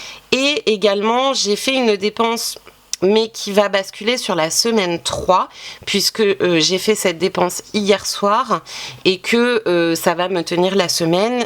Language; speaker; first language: French; native; French